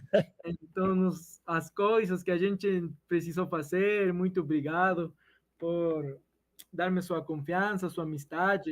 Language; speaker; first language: Portuguese; non-native, learner; Spanish